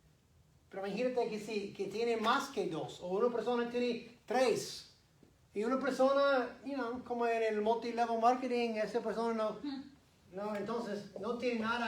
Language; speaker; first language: Spanish; non-native, fluent; English